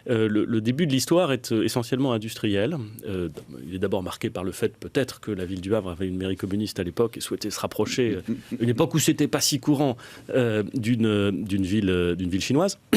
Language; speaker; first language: French; native; French